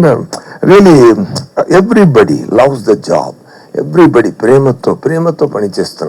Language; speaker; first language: Telugu; non-native, fluent; Tamil